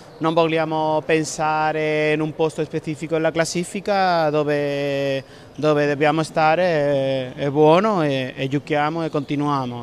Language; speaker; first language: Italian; non-native, learner; Spanish